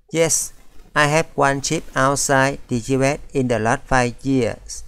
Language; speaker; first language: English; non-native, fluent; Vietnamese